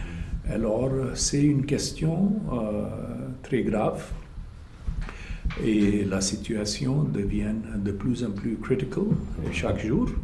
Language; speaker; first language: French; non-native, fluent; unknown